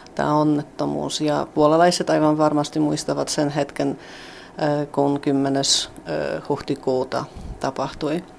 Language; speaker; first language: Finnish; non-native, fluent; Polish